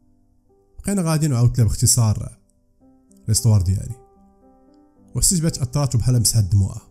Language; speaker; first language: Arabic; native; Arabic